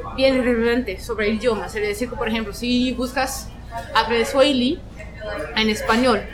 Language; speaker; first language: Spanish; non-native, fluent; French